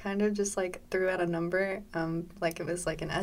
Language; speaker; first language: English; native; English